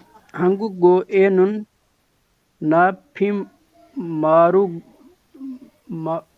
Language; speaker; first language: Korean; non-native, learner; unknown